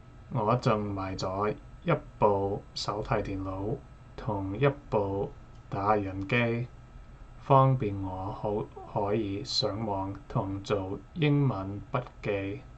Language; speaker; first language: Cantonese; non-native, learner; English